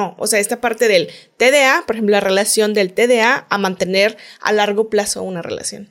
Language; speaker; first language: Spanish; native; Spanish